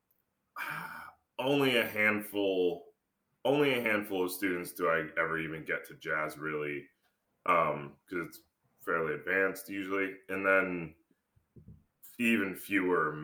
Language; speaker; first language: English; native; English